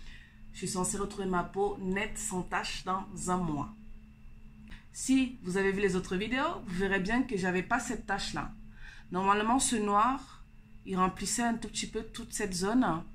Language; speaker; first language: French; native; French